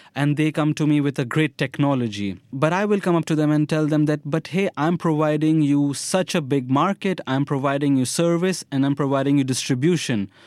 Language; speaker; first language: English; non-native, local second language; Hindi